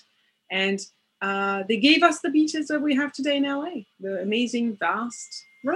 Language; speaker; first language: English; non-native, fluent; French